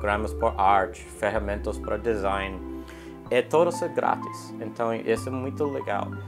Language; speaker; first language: Portuguese; non-native, learner; English